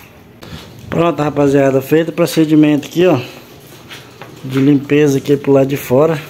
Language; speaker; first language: Portuguese; native; Portuguese